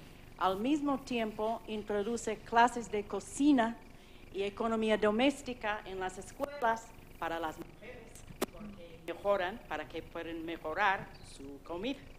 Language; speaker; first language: Spanish; non-native, fluent; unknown